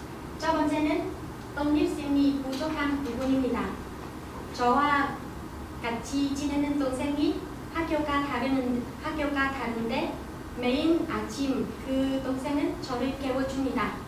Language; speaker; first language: Korean; non-native, learner; Vietnamese